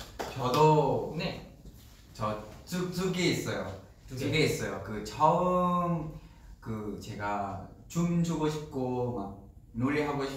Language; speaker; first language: Korean; non-native, learner; Vietnamese